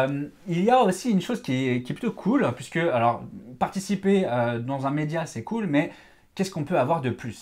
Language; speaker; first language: French; native; French